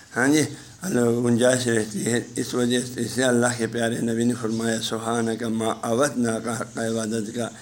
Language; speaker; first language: Urdu; non-native, local second language; Balti